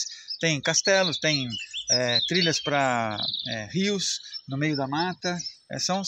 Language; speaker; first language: Portuguese; native; Portuguese